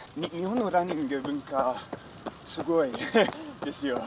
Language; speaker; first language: Japanese; non-native, learner; English